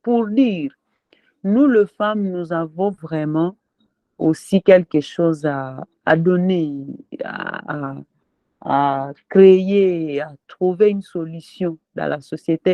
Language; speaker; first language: French; non-native, local second language; Swahili